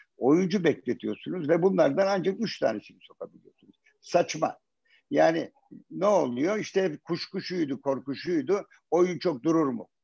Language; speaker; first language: Turkish; native; Turkish